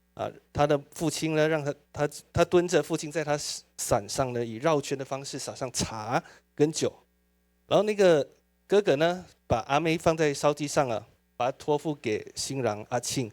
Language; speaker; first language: Chinese; native; Chinese